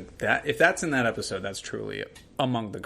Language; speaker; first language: English; native; English